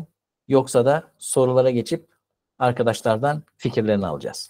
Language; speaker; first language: Turkish; native; Turkish